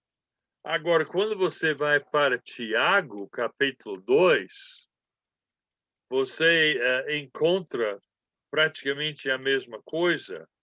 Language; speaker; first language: Portuguese; non-native, fluent; English